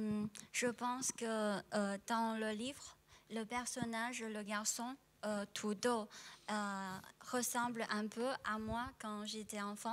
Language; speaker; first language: French; non-native, fluent; Chinese